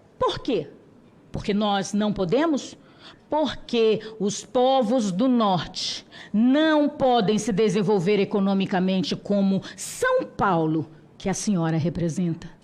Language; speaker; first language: Portuguese; non-native, local second language; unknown